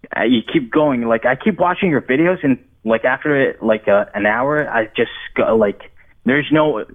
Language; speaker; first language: English; early bilingual, other home language; Arabic